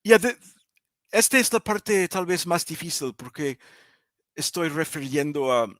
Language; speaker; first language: Spanish; non-native, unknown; English